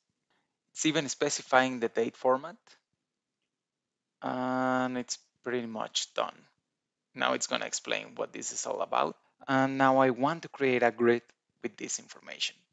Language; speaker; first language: English; non-native, fluent; Spanish